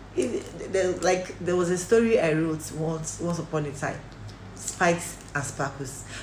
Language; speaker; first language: English; non-native, local second language; Yoruba